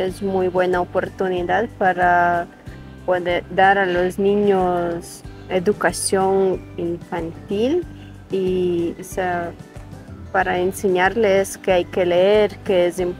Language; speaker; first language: Spanish; non-native, fluent; Ukrainian